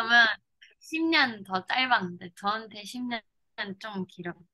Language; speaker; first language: Korean; non-native, learner; Chinese